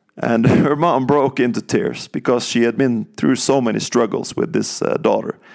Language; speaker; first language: English; non-native, fluent; Norwegian